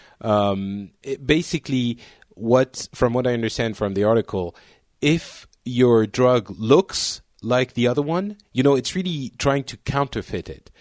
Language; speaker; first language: English; non-native, fluent; French